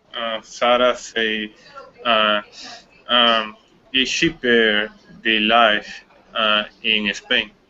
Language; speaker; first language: English; non-native, learner; Spanish